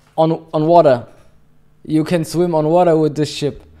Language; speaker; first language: English; non-native, learner; German